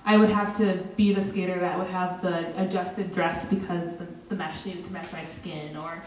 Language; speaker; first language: English; native; English